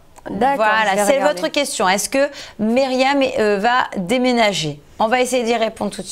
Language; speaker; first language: French; native; French